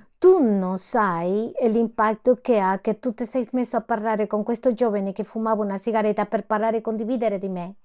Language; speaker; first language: Italian; non-native, fluent; Spanish